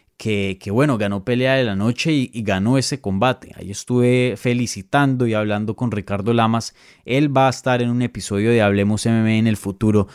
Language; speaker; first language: Spanish; native; Spanish